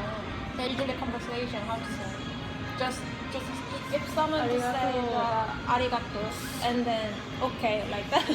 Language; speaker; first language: English; non-native, learner; Korean